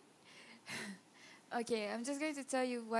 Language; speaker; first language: English; non-native, local second language; Malay